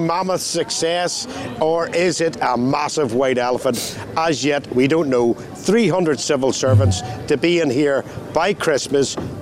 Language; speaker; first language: English; native; English